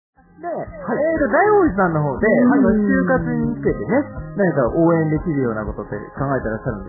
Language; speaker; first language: Japanese; native; Japanese